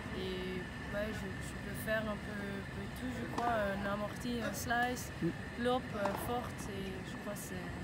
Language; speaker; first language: French; non-native, learner; Dutch